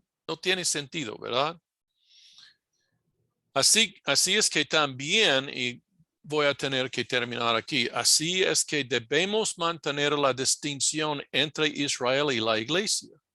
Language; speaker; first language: Spanish; non-native, fluent; English